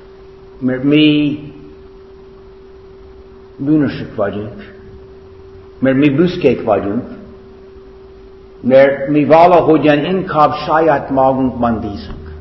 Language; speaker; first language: Hungarian; non-native, fluent; English